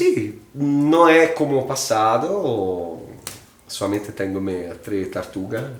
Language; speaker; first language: Portuguese; non-native, fluent; Italian